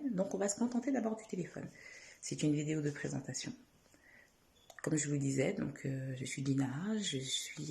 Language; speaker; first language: French; native; French